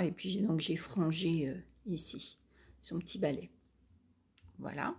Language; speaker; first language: French; native; French